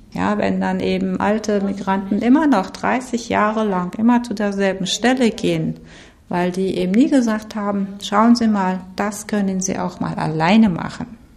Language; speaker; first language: German; early bilingual, other home language; Turkish